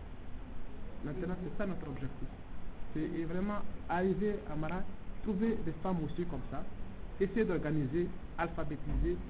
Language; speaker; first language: French; non-native, local second language; Tamasheq